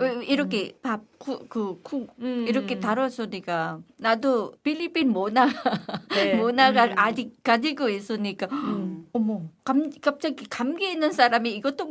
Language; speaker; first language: Korean; non-native, learner; Filipino